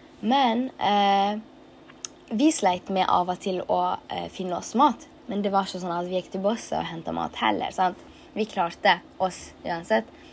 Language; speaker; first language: Norwegian; early bilingual, other home language; Tigrinya